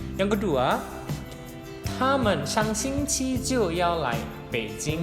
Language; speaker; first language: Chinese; non-native, fluent; Indonesian